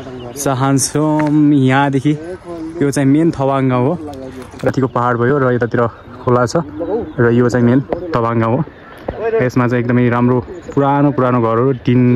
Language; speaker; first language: Nepali; native; Nepali